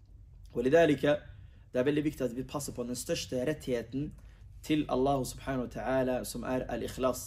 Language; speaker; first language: Norwegian; early bilingual, other home language; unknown